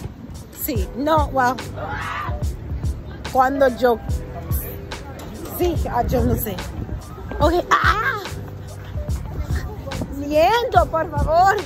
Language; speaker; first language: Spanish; non-native, learner; English